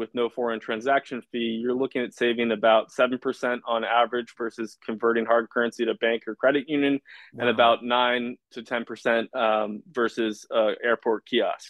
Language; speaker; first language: English; native; English